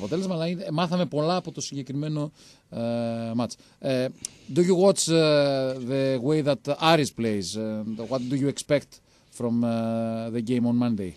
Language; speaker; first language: Greek; native; Greek